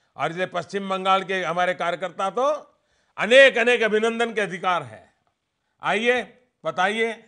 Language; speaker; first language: Hindi; non-native, local second language; Gujarati